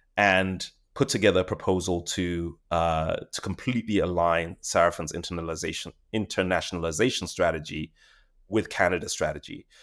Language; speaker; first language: English; non-native, local second language; Shona